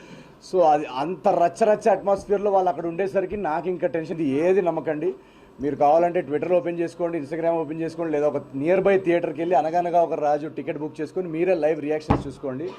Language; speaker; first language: Telugu; native; Telugu